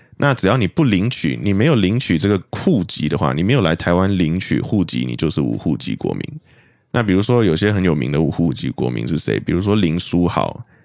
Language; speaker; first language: Chinese; native; Chinese